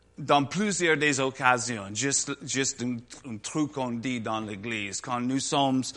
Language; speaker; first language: French; non-native, learner; English